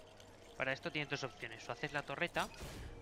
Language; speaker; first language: Spanish; native; Spanish